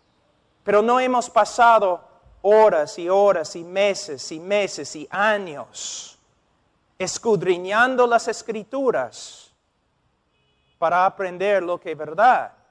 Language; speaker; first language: Spanish; non-native, fluent; English